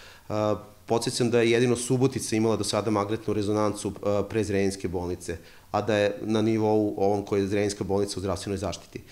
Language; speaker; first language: Serbian; native; Serbian